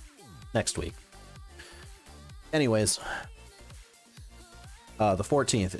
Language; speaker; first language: English; native; English